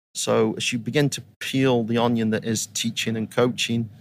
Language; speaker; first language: English; native; English